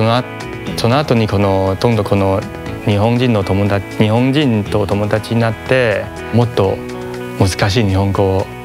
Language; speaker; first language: Japanese; non-native, fluent; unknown